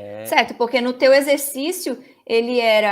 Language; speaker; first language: Portuguese; native; Portuguese